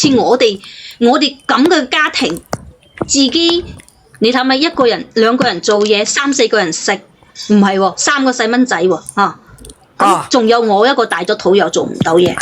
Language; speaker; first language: Cantonese; native; Cantonese